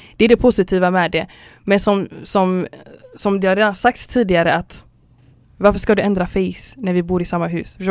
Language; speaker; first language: Swedish; early bilingual, other home language; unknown